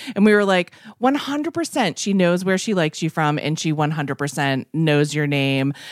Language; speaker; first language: English; native; English